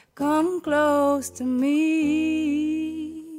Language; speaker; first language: English; native; English